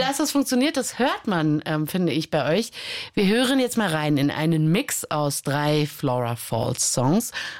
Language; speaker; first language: German; native; German